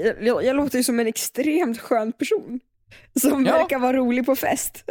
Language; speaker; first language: Swedish; native; Swedish